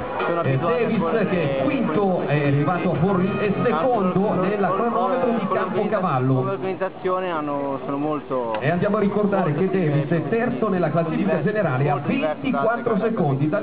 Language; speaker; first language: Italian; native; Italian